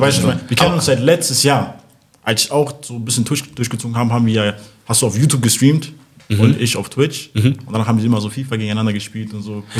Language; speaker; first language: German; early bilingual, other home language; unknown